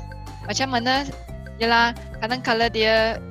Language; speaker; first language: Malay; non-native, local second language; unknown